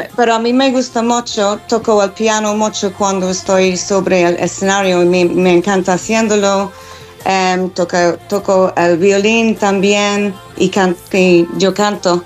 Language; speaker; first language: Spanish; non-native, fluent; English